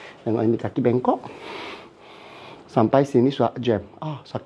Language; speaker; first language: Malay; non-native, local second language; Cantonese